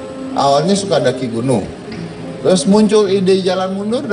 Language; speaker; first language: Indonesian; native; Indonesian